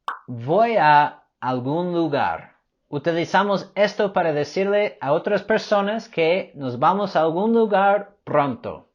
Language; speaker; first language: Spanish; non-native, fluent; English